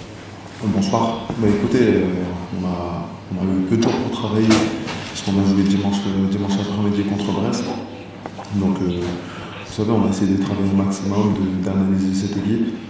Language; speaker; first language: French; native; French